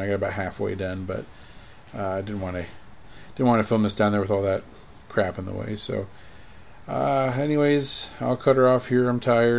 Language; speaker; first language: English; native; English